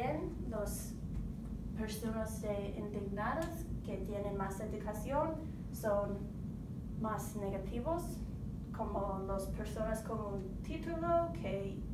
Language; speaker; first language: Spanish; non-native, learner; English